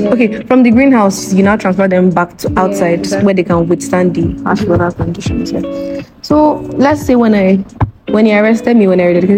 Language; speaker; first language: English; non-native, local second language; Yoruba